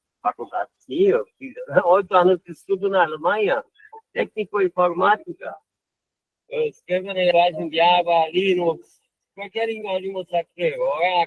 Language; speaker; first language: Portuguese; non-native, learner; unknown